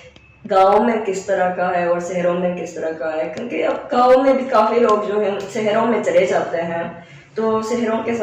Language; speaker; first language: Hindi; non-native, fluent; Japanese